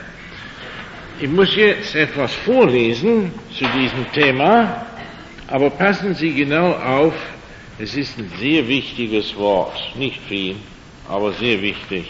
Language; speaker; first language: German; non-native, fluent; English